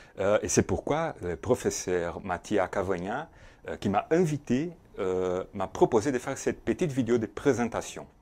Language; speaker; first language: French; non-native, fluent; Portuguese